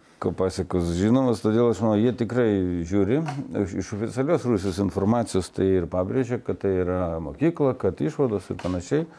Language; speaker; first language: Lithuanian; non-native, local second language; Russian